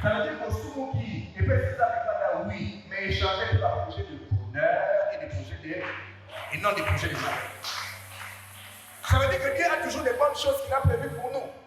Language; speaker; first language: French; non-native, local second language; Lingala